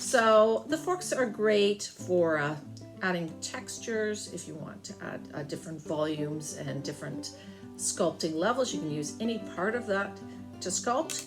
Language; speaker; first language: English; native; English